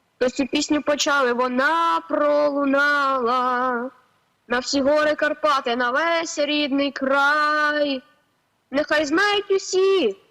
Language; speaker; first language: Ukrainian; native; Ukrainian